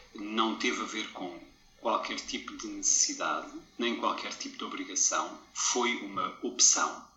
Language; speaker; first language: Portuguese; native; Portuguese